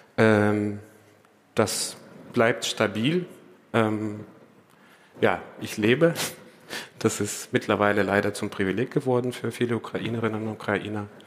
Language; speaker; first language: German; non-native, fluent; Ukrainian